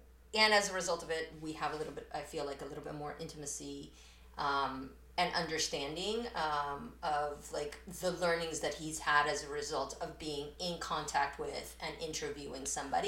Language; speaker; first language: English; early bilingual, other home language; Spanish